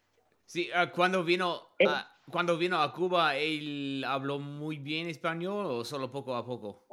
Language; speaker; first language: Spanish; non-native, learner; English